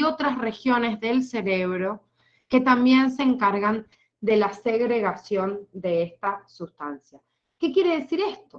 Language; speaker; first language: Spanish; native; Spanish